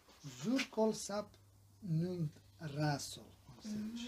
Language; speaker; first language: Dutch; non-native, learner; Serbian